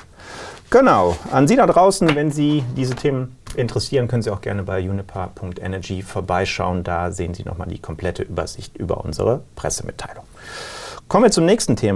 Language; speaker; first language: German; native; German